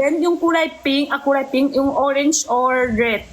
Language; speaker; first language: Filipino; non-native, learner; Chinese